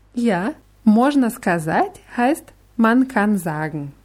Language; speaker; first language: German; non-native, fluent; Russian